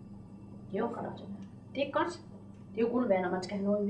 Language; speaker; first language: Danish; native; Danish